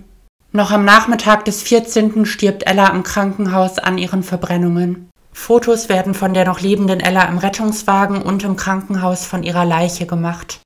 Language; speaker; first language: German; native; German